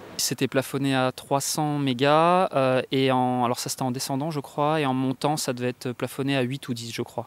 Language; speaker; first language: French; native; French